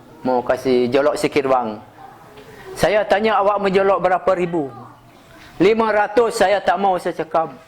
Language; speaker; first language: Malay; non-native, local second language; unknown